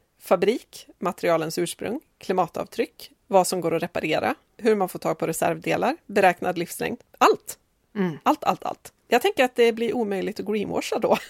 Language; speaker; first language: Swedish; native; Swedish